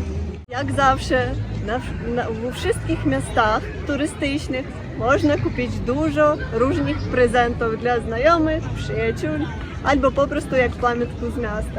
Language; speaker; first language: Polish; non-native, learner; Ukrainian